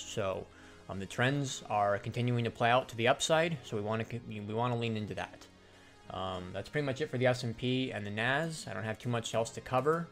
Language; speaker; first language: English; native; English